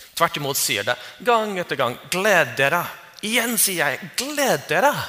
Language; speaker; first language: Norwegian; non-native, fluent; English